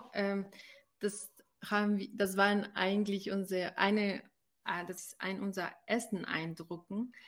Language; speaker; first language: German; non-native, fluent; Spanish